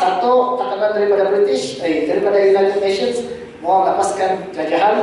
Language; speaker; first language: Malay; native; Malay